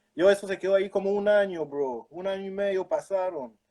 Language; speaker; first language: Spanish; early bilingual, heritage; Spanish